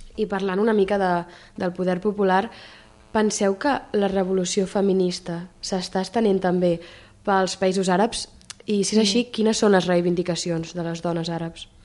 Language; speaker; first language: Catalan; native; Catalan